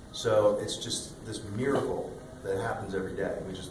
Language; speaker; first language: English; native; English